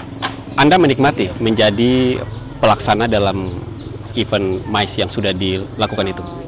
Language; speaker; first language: Indonesian; native; Indonesian